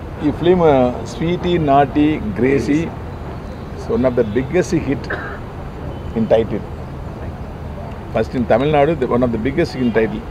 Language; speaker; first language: Telugu; non-native, local second language; Tamil